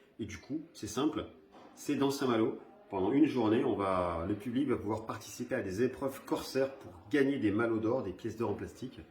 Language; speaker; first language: French; early bilingual, other home language; Spanish